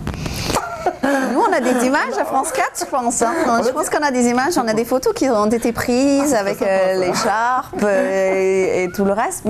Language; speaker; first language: French; non-native, fluent; English